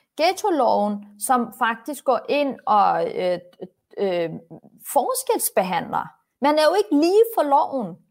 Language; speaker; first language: Danish; early bilingual, other home language; Turkish